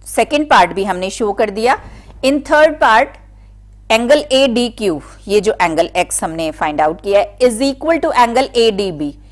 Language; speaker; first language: Hindi; native; Hindi